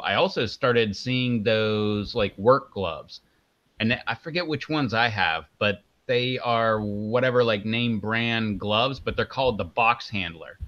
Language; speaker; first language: English; native; English